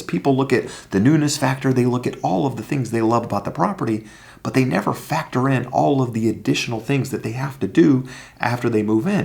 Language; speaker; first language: English; native; English